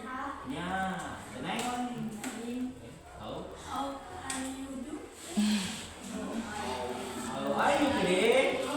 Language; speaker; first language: English; non-native, learner; Indonesian